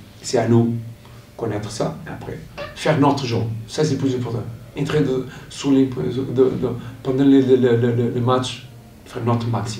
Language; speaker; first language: French; non-native, learner; Portuguese